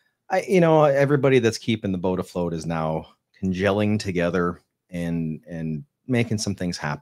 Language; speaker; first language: English; native; English